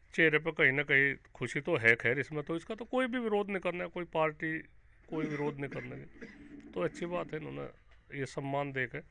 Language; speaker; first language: Hindi; native; Hindi